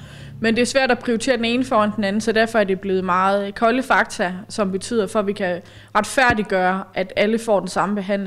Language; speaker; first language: Danish; native; Danish